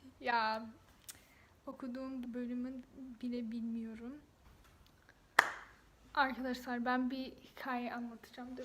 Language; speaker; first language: Turkish; non-native, fluent; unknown